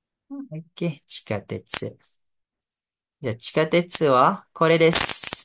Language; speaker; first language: Japanese; non-native, fluent; Malay